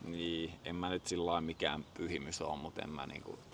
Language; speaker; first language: Finnish; native; Finnish